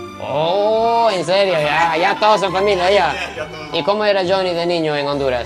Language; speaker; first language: Spanish; non-native, fluent; Japanese